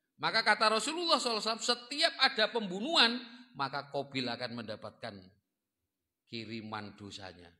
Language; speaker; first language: Indonesian; non-native, local second language; Javanese